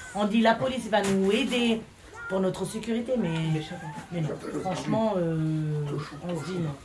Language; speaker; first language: French; non-native, local second language; Romany